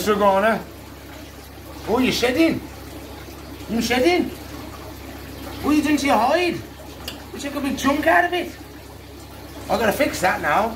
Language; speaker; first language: English; native; English